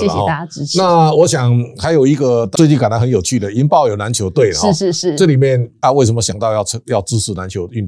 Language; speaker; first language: Chinese; native; Chinese